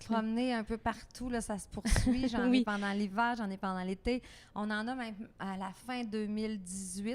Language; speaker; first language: French; native; French